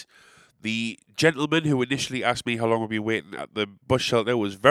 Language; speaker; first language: English; native; English